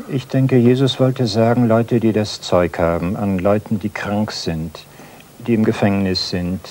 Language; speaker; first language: German; native; German